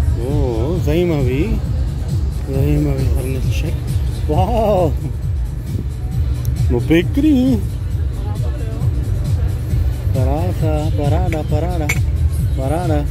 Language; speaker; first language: Czech; non-native, learner; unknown